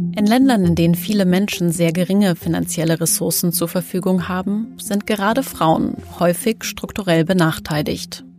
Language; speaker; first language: German; early bilingual, other home language; Kinyarwanda